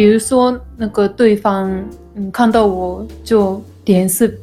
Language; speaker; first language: Chinese; non-native, local second language; Japanese